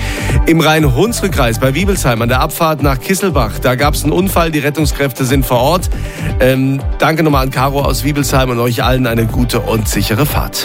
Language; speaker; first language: German; native; German